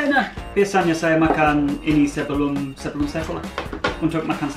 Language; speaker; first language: Indonesian; non-native, learner; English